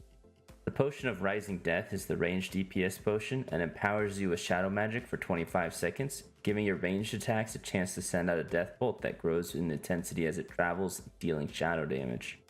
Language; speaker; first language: English; native; English